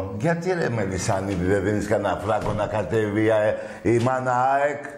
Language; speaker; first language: Greek; native; Greek